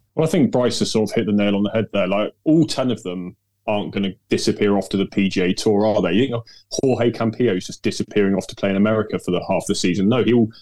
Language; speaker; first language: English; native; English